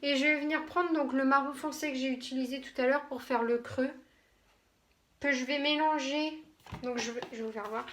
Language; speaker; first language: French; native; French